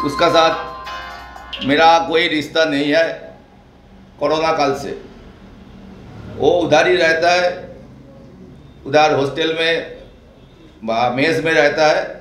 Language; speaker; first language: Hindi; non-native, local second language; Bangla